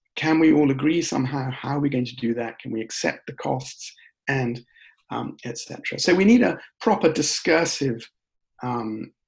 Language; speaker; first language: English; native; English